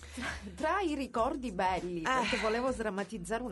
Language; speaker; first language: Italian; native; Italian